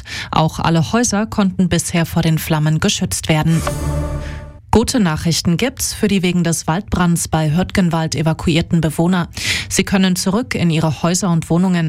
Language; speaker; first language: German; native; German